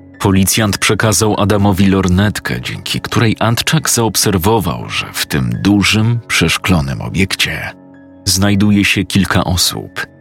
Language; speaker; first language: Polish; native; Polish